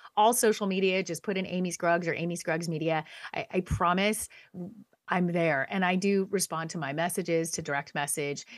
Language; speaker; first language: English; native; English